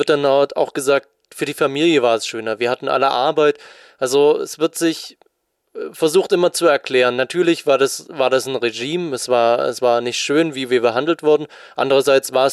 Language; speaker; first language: German; native; German